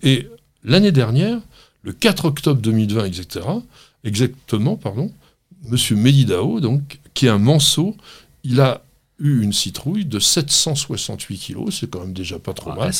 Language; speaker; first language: French; native; French